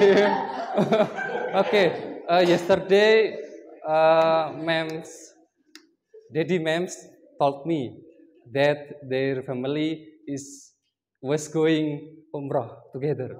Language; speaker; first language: English; non-native, learner; Indonesian